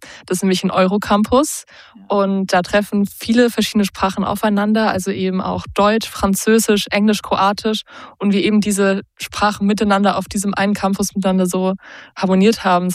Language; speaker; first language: German; native; German